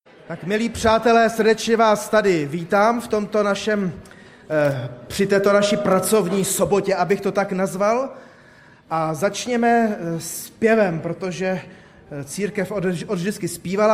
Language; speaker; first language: Czech; native; Czech